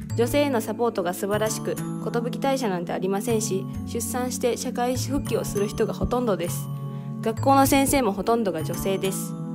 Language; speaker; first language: Japanese; native; Japanese